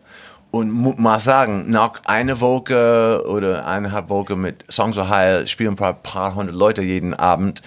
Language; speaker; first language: German; non-native, fluent; English